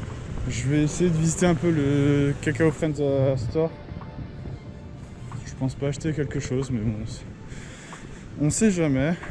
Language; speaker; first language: French; native; French